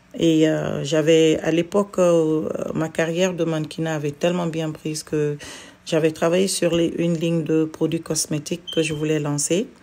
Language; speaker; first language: French; non-native, local second language; Fula